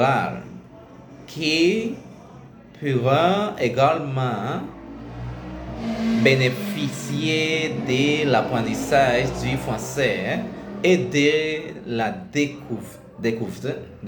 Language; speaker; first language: French; non-native, learner; Spanish